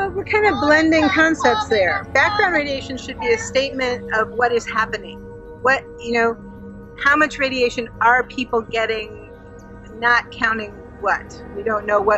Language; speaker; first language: English; native; English